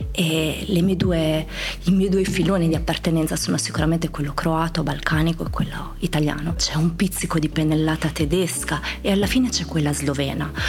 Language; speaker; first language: Italian; early bilingual, other home language; Croatian